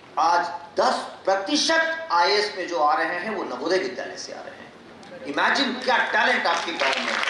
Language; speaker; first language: Hindi; non-native, local second language; Magahi